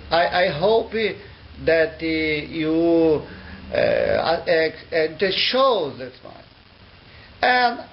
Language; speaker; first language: English; non-native, learner; Portuguese